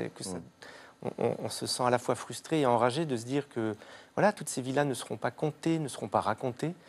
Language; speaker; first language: French; native; French